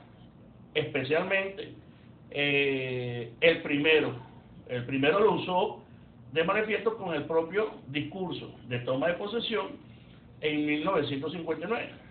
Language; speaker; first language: Spanish; native; Spanish